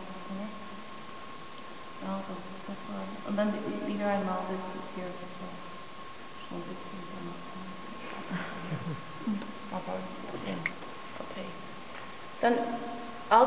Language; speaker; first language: German; non-native, learner; English